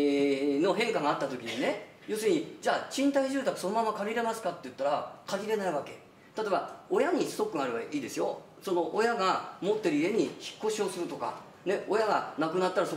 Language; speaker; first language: Japanese; native; Japanese